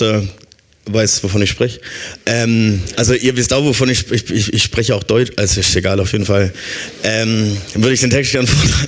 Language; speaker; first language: German; native; German